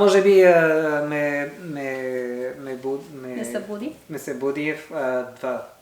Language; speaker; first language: Bulgarian; non-native, learner; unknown